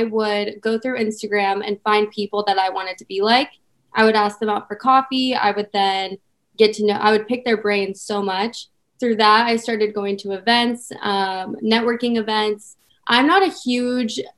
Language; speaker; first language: English; native; English